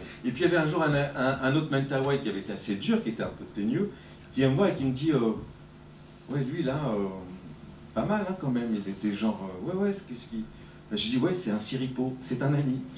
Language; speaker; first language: French; native; French